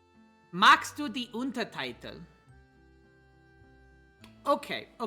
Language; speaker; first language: German; non-native, learner; English